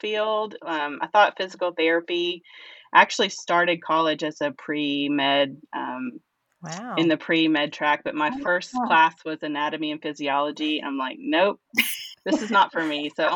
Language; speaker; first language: English; native; English